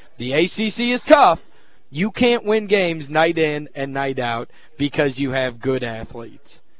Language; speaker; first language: English; native; English